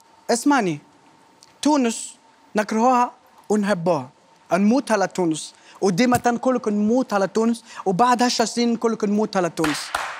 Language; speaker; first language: Arabic; non-native, fluent; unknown